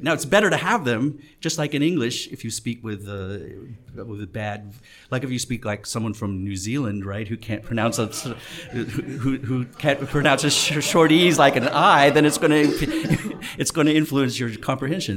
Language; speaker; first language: English; native; English